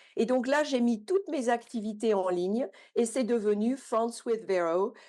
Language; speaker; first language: French; native; French